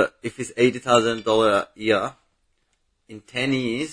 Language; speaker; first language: English; non-native, local second language; Bangla